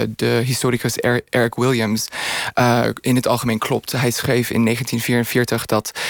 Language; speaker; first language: Dutch; non-native, fluent; English